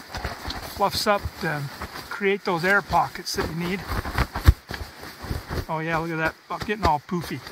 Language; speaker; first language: English; native; English